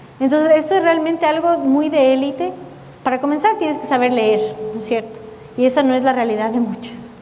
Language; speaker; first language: Spanish; early bilingual, heritage; Spanish